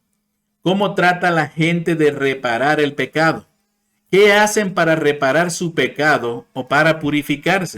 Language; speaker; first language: Spanish; non-native, fluent; English